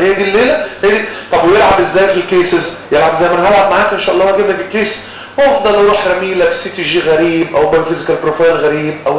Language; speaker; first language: Arabic; native; Arabic